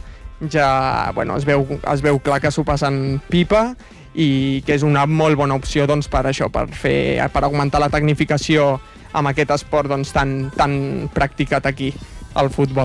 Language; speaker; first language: Catalan; native; Catalan